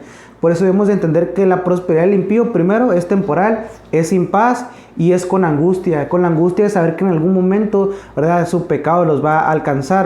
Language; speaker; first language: Spanish; native; Spanish